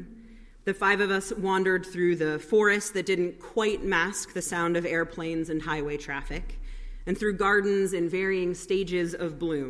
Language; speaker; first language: English; native; English